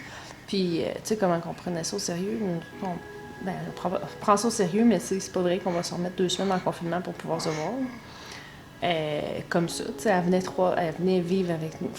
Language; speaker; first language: French; native; French